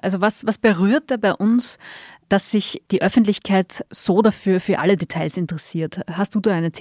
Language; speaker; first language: German; native; German